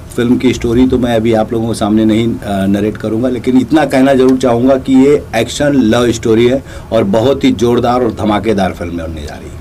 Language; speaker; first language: Hindi; native; Hindi